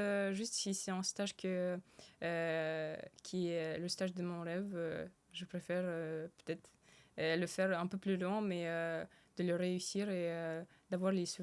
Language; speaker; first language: French; early bilingual, other home language; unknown